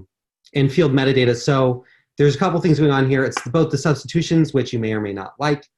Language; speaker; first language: English; native; English